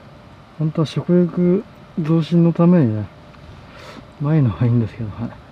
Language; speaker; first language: Japanese; native; Japanese